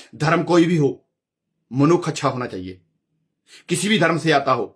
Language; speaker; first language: Hindi; non-native, local second language; Punjabi